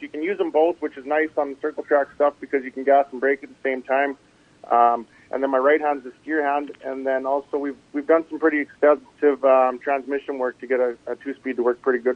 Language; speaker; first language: English; native; English